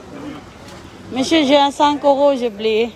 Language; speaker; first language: French; non-native, learner; Filipino